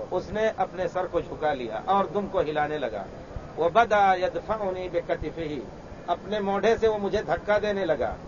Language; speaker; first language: Urdu; native; Urdu